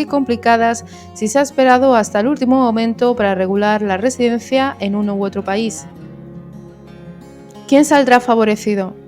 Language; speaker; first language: Spanish; native; Spanish